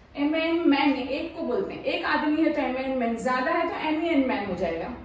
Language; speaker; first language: Hindi; non-native, local second language; Marathi